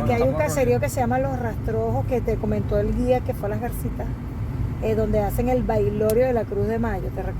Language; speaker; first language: Spanish; native; Spanish